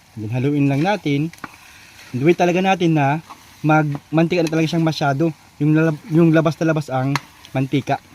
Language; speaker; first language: Filipino; non-native, local second language; Bikol